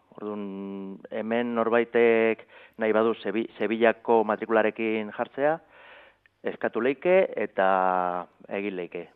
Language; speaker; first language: Basque; non-native, local second language; Spanish